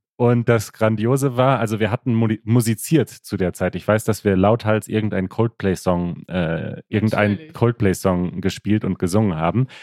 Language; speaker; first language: German; native; German